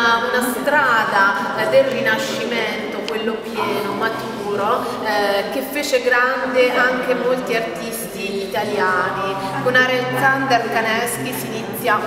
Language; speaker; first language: Italian; native; Italian